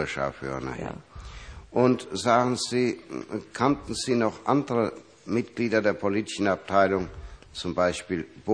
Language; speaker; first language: German; native; German